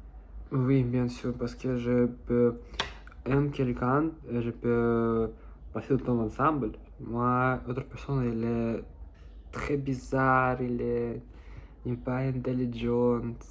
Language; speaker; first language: French; non-native, learner; Russian